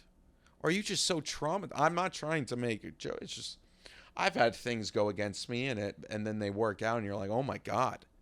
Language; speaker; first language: English; native; English